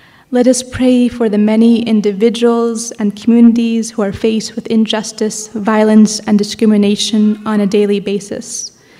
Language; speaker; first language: English; native; English